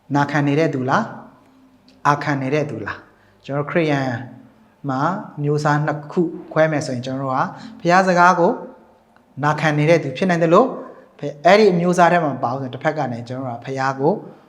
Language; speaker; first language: Burmese; non-native, local second language; Hakha Chin